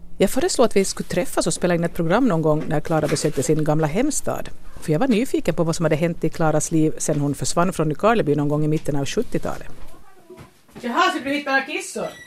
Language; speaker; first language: Swedish; native; Swedish